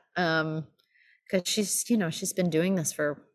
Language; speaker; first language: English; native; English